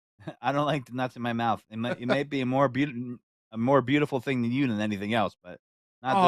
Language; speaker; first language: English; native; English